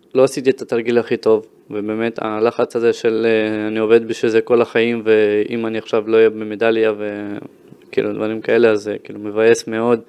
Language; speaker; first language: Hebrew; early bilingual, other home language; Ukrainian